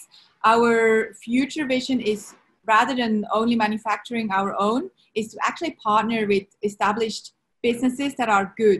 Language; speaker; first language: English; non-native, fluent; Swiss German